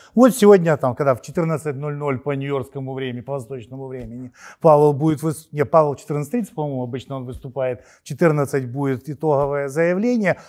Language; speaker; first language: Russian; native; Russian